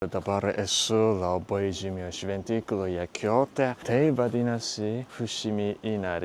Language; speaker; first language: Lithuanian; non-native, fluent; Japanese